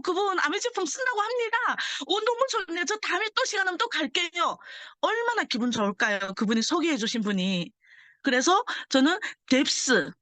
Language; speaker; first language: Korean; early bilingual, heritage; Korean